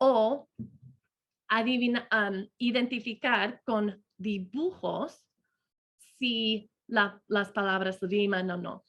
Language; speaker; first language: Spanish; non-native, fluent; English